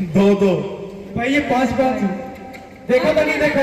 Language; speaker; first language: Hindi; native; Hindi